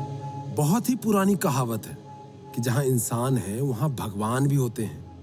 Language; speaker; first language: Hindi; native; Hindi